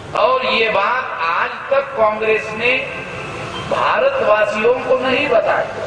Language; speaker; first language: Hindi; non-native, local second language; Marathi